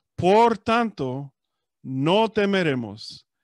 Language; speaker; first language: English; native; English